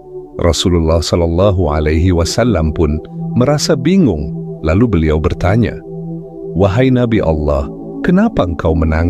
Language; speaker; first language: Indonesian; native; Indonesian